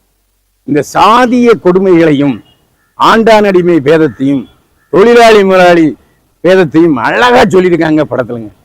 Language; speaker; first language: Tamil; native; Tamil